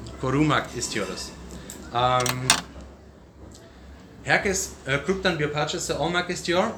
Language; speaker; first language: Turkish; non-native, learner; English